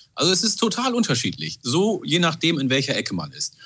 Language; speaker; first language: German; non-native, fluent; Oromo